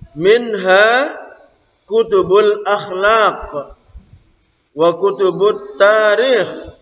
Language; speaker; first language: Arabic; non-native, fluent; Indonesian